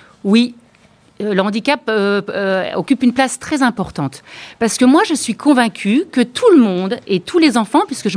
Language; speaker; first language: French; native; French